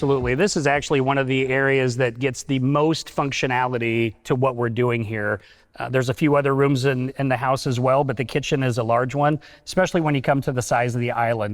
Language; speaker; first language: English; native; English